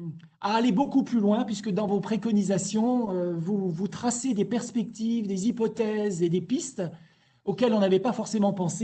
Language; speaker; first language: French; native; French